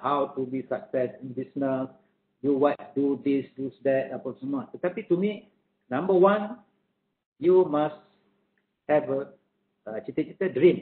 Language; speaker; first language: English; non-native, local second language; Malay